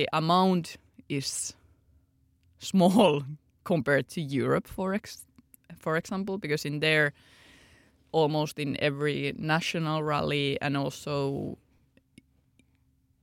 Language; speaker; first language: English; non-native, fluent; Finnish